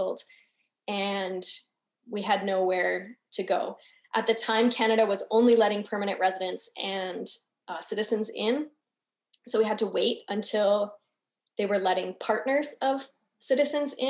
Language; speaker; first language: English; native; English